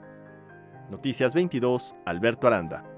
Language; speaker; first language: Spanish; native; Spanish